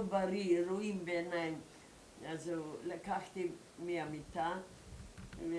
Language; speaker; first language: Hebrew; non-native, learner; German